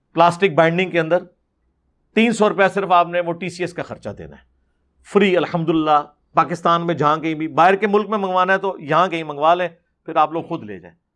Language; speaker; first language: Urdu; non-native, local second language; Punjabi